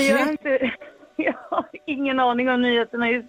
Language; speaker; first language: Swedish; native; Swedish